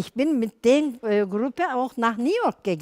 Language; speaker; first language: German; non-native, learner; Turkish